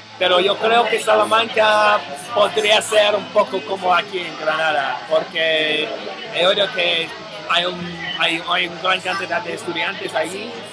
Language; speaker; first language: Spanish; non-native, learner; English